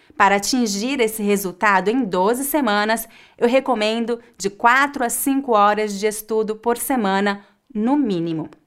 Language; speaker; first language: Portuguese; native; Portuguese